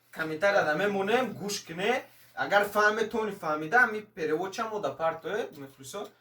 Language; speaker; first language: Tajik; early bilingual, heritage; Tajik